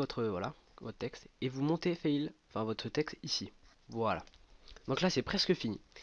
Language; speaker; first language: French; native; French